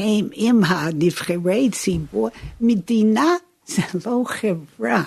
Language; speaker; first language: Hebrew; non-native, fluent; English